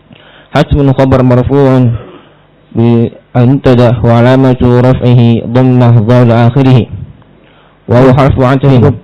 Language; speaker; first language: Arabic; non-native, learner; Indonesian